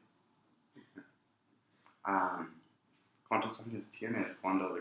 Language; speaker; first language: Spanish; non-native, learner; English